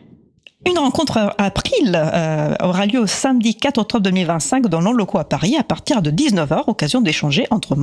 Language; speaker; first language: French; native; French